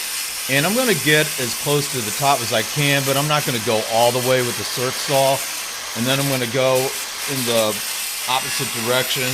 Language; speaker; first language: English; native; English